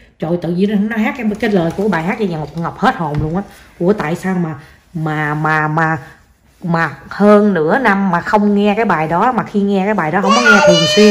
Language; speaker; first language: Vietnamese; native; Vietnamese